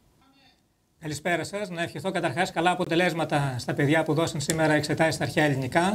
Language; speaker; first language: Greek; native; Greek